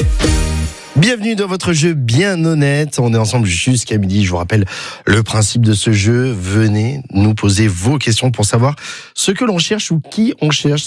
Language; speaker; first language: French; native; French